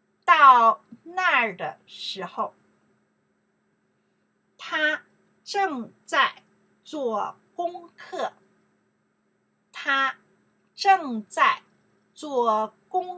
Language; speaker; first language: Chinese; non-native, learner; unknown